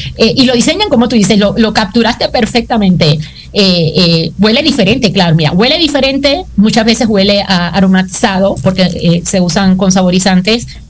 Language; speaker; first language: Spanish; native; Spanish